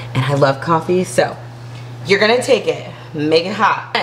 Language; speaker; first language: English; native; English